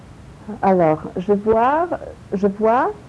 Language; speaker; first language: French; non-native, learner; Polish